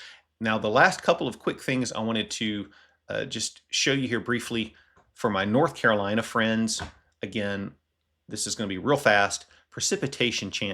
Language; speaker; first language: English; native; English